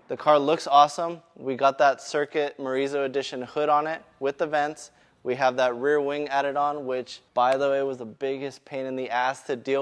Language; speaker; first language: English; native; English